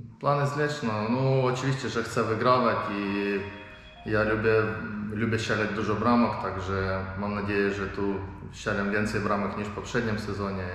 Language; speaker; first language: Polish; non-native, learner; Ukrainian